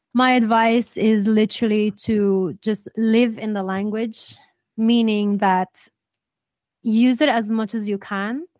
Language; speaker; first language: English; native; English